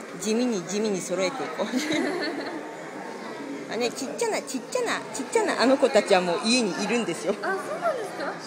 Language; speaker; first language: Japanese; native; Japanese